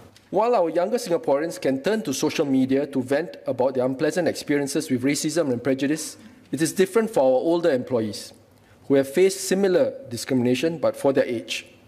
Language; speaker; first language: English; non-native, local second language; Malay